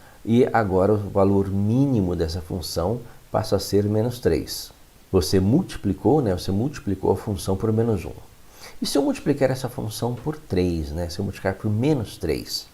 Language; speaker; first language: Portuguese; native; Portuguese